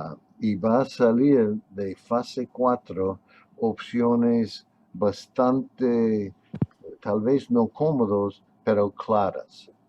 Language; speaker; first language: Spanish; non-native, fluent; English